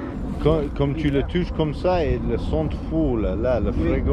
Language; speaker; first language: French; non-native, learner; English